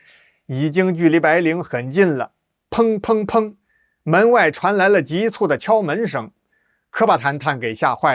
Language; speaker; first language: Chinese; native; Chinese